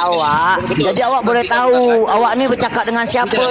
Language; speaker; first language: Malay; native; Malay